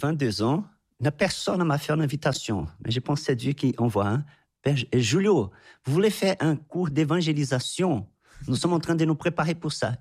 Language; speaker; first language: French; non-native, fluent; Portuguese